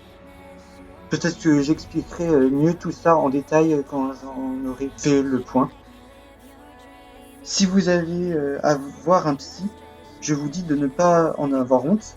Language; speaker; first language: French; native; French